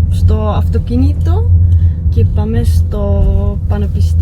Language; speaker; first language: Greek; non-native, fluent; Dutch